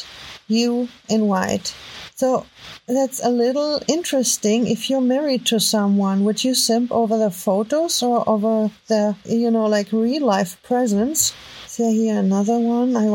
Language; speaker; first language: English; non-native, fluent; German